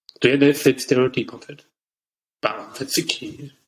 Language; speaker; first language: French; non-native, learner; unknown